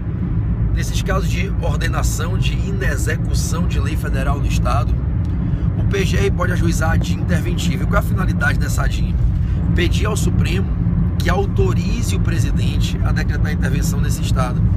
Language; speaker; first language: Portuguese; native; Portuguese